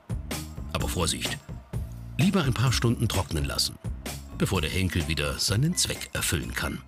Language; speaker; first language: German; native; German